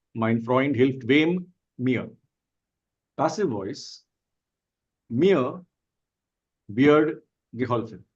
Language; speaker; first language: German; non-native, fluent; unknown